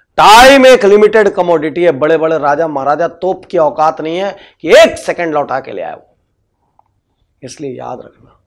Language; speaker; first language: Hindi; native; Hindi